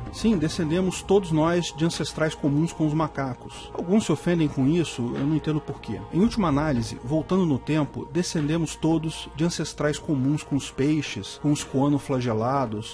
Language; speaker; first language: Portuguese; native; Portuguese